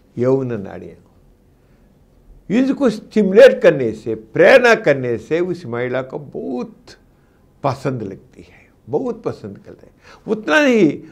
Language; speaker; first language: Hindi; non-native, local second language; Telugu